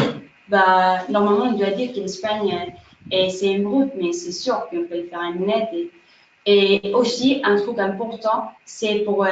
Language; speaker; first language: French; non-native, fluent; Spanish